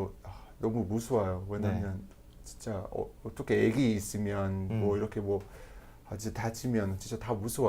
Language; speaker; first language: Korean; non-native, fluent; English